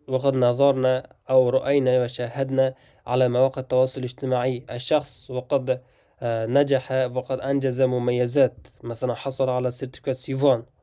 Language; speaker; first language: Arabic; non-native, fluent; Uzbek